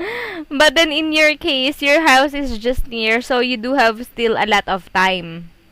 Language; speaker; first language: English; non-native, fluent; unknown